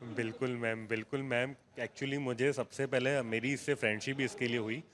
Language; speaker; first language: Hindi; non-native, local second language; Gujarati